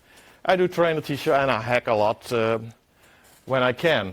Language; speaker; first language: English; non-native, fluent; Dutch